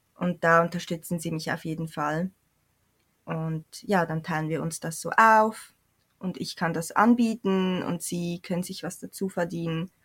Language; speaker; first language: German; native; German